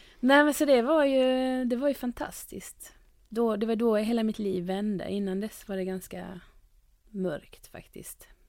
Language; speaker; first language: Swedish; native; Swedish